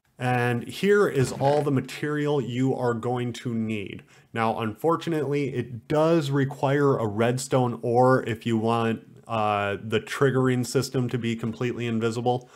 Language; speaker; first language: English; native; English